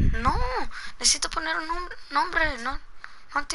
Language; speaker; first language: Spanish; early bilingual, heritage; Spanish